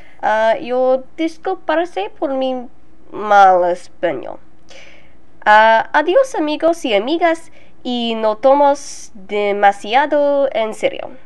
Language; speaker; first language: Spanish; non-native, learner; English